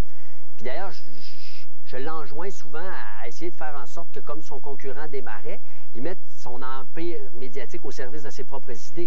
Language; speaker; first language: French; native; French